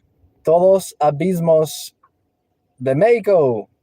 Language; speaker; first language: Spanish; non-native, learner; English